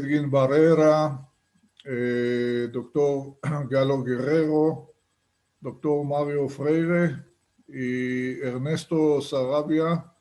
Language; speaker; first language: Spanish; non-native, fluent; Hebrew